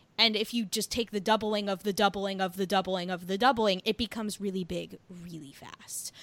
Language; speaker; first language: English; native; English